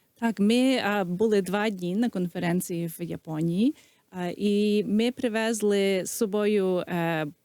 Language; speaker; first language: Ukrainian; early bilingual, heritage; Ukrainian